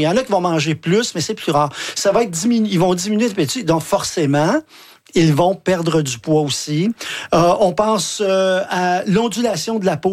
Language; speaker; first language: French; native; French